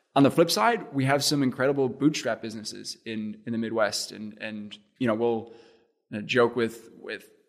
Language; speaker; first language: English; native; English